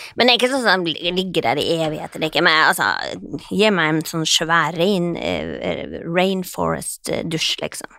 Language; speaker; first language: Norwegian; native; Norwegian